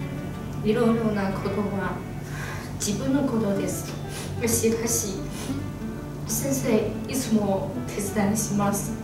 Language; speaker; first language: Japanese; non-native, learner; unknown